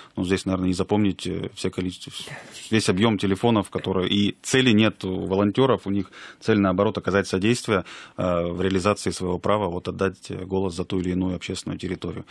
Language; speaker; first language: Russian; native; Russian